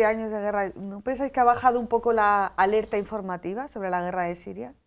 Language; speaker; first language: Spanish; native; Spanish